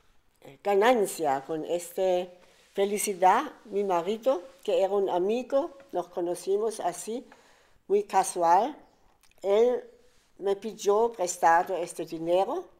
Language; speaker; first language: Spanish; non-native, fluent; German